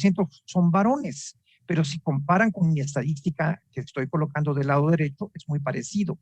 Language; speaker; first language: Spanish; native; Spanish